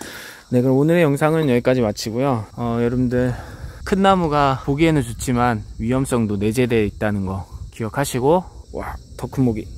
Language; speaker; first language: Korean; native; Korean